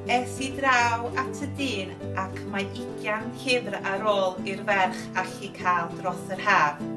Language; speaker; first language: Welsh; native; Welsh